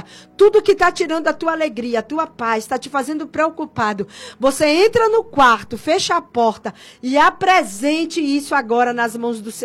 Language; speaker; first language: Portuguese; native; Portuguese